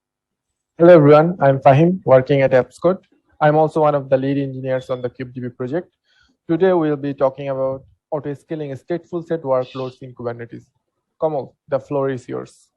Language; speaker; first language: English; non-native, local second language; Bangla